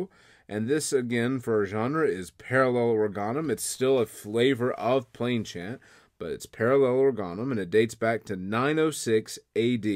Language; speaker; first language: English; native; English